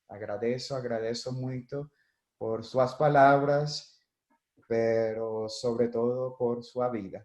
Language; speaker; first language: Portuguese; non-native, fluent; Spanish